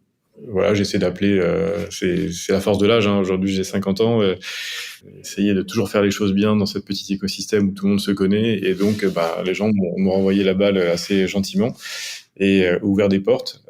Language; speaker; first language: French; native; French